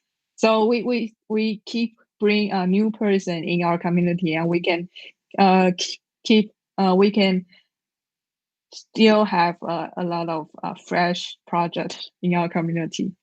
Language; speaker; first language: English; non-native, learner; Chinese